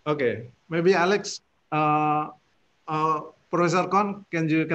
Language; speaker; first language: English; non-native, fluent; Indonesian